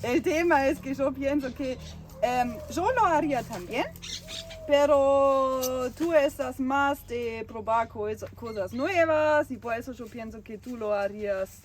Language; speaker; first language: Spanish; non-native, fluent; German